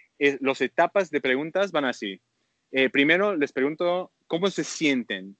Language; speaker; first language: Spanish; early bilingual, heritage; Spanish